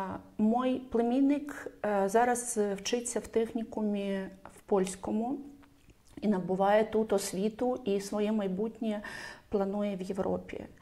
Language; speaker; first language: Ukrainian; non-native, local second language; Russian